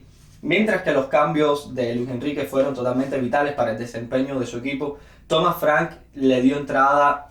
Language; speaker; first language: Spanish; native; Spanish